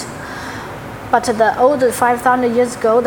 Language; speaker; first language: English; non-native, learner; Chinese